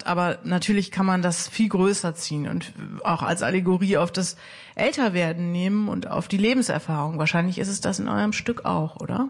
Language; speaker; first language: German; native; German